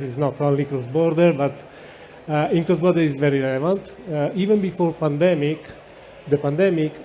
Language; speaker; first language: English; non-native, fluent; Italian